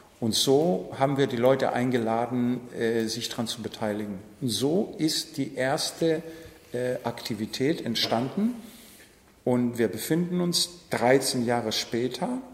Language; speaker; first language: German; non-native, fluent; Greek